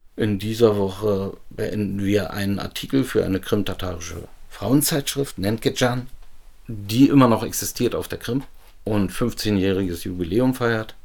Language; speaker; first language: German; native; German